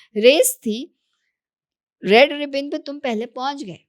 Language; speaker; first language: Hindi; non-native, local second language; Marathi